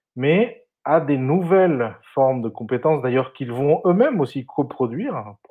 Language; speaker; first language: French; non-native, fluent; Spanish